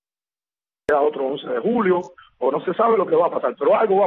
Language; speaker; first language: Spanish; native; Spanish